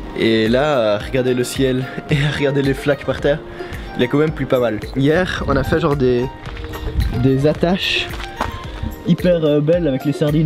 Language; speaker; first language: French; native; French